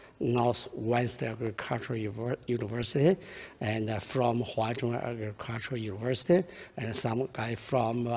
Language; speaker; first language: English; non-native, learner; Chinese